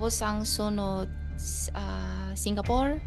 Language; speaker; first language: Filipino; early bilingual, other home language; Chinese